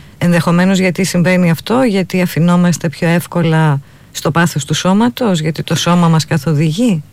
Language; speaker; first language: Greek; native; Greek